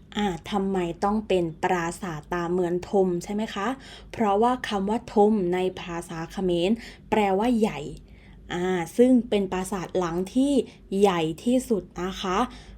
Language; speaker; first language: Thai; native; Thai